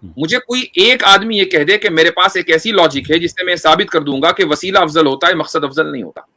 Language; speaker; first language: Urdu; native; Urdu